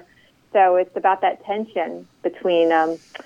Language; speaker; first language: English; native; English